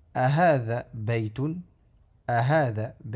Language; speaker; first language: Arabic; non-native, fluent; French